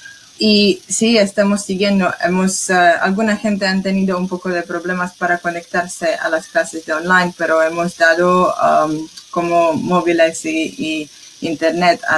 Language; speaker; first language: Spanish; non-native, fluent; English